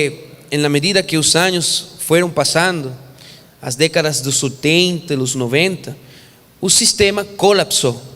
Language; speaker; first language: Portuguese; non-native, fluent; Spanish